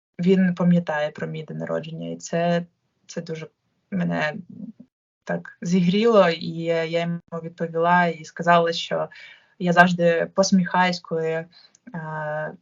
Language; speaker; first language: Ukrainian; non-native, local second language; Russian